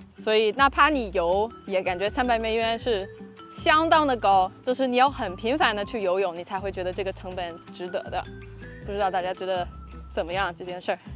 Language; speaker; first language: Chinese; non-native, fluent; English